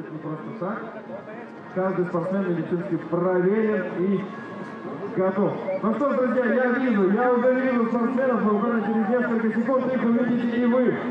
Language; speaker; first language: Russian; native; Russian